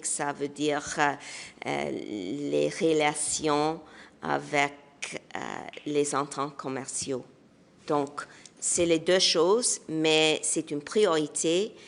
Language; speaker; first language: French; non-native, local second language; English